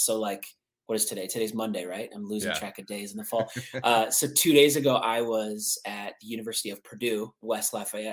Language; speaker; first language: English; native; English